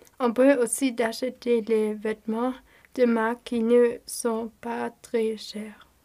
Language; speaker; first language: French; non-native, learner; German